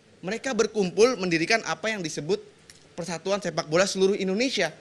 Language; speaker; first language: Indonesian; native; Indonesian